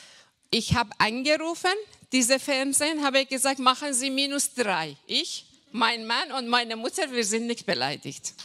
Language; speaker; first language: German; non-native, learner; Persian